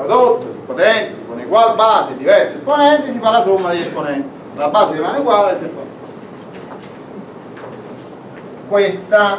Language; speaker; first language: Italian; native; Italian